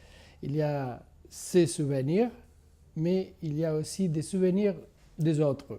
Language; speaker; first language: French; non-native, fluent; Spanish